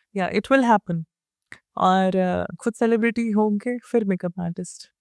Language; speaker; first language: Hindi; early bilingual, heritage; Hindi